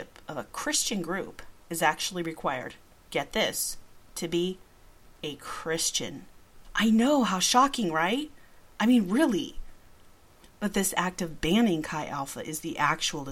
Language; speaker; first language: English; early bilingual, other home language; Spanish